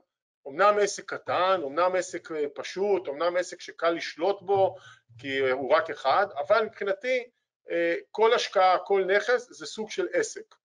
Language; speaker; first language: Hebrew; native; Hebrew